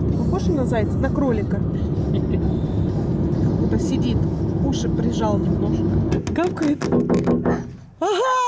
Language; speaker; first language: Russian; native; Russian